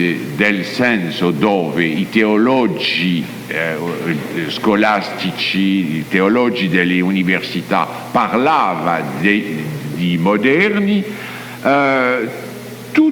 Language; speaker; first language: Italian; non-native, fluent; French